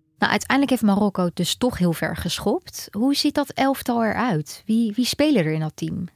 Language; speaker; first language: Dutch; native; Dutch